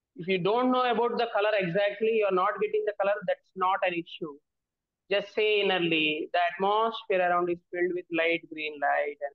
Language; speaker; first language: English; non-native, local second language; Telugu